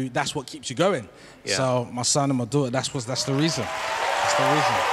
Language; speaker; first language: English; native; English